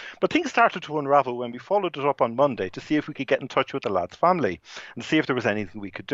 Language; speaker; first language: English; native; English